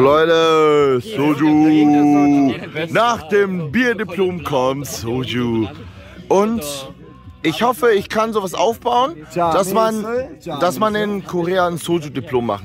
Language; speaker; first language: German; non-native, fluent; Korean